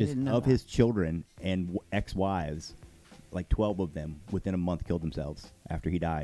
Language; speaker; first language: English; native; English